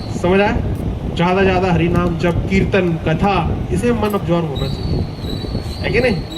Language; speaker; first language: Hindi; native; Hindi